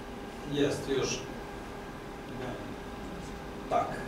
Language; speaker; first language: Polish; non-native, fluent; Serbian